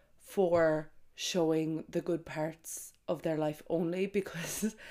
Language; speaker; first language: English; native; English